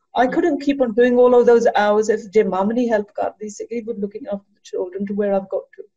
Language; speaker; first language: English; early bilingual, other home language; Punjabi